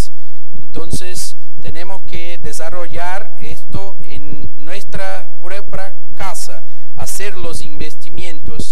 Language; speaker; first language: Spanish; non-native, fluent; Portuguese